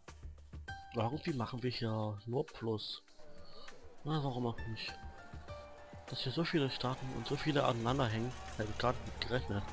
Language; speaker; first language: German; native; German